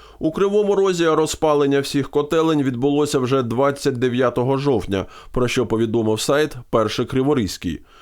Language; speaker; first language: Ukrainian; native; Ukrainian